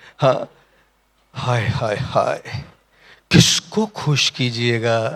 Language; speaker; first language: Hindi; non-native, local second language; Marathi